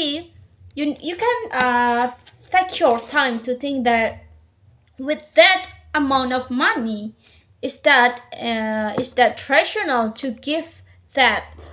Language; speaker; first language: English; non-native, learner; Indonesian